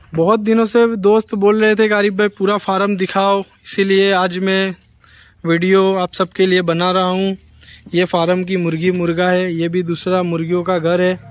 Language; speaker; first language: Hindi; non-native, local second language; Gujarati